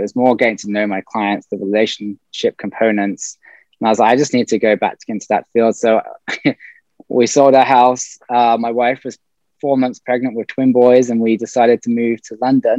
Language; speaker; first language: English; native; English